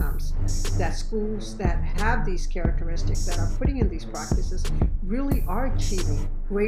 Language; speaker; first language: English; early bilingual, other home language; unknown